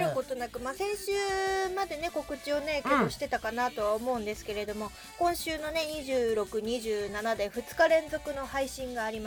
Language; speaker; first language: Japanese; native; Japanese